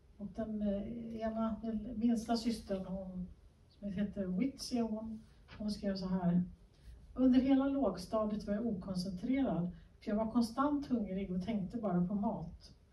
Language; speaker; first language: Swedish; native; Swedish